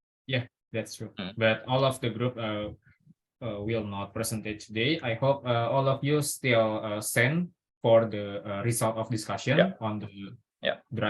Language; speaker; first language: English; non-native, learner; Indonesian